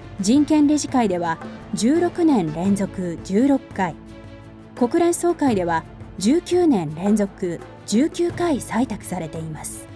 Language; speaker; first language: Japanese; native; Japanese